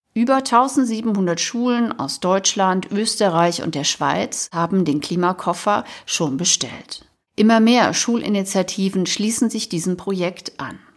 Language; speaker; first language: German; native; German